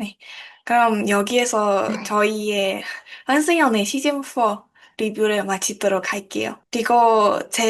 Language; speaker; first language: Korean; non-native, learner; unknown